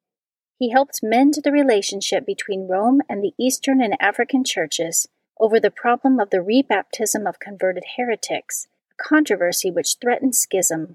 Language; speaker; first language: English; native; English